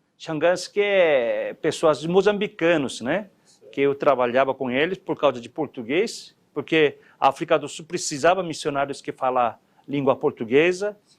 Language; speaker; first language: Portuguese; non-native, fluent; Korean